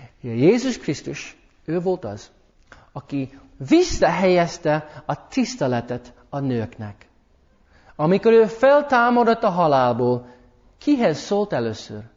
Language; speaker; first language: Hungarian; early bilingual, heritage; English